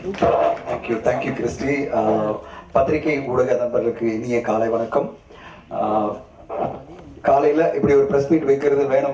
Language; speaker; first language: Tamil; native; Tamil